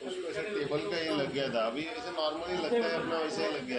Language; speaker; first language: Hindi; non-native, local second language; Marathi